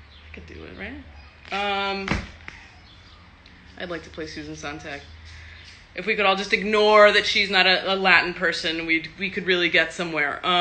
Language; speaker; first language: English; early bilingual, other home language; Spanish